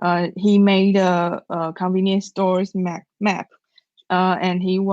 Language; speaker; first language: English; non-native, learner; Chinese